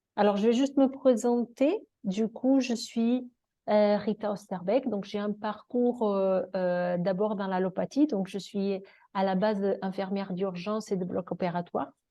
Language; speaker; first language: French; non-native, fluent; Portuguese